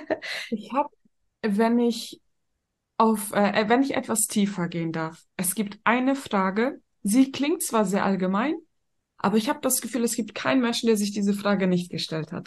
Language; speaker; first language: German; native; German